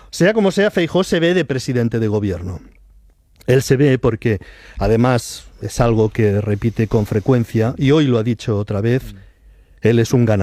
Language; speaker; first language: Spanish; native; Spanish